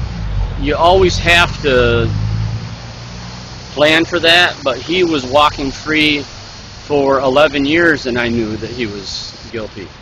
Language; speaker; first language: English; native; English